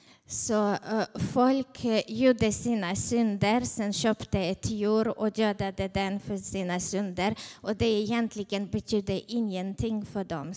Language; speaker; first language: Swedish; non-native, fluent; Ukrainian